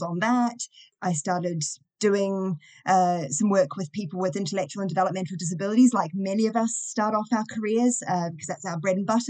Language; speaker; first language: English; native; English